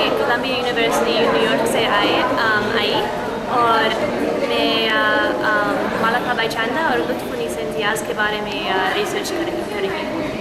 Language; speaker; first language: Hindi; non-native, learner; English